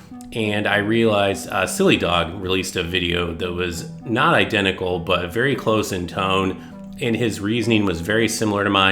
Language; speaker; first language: English; native; English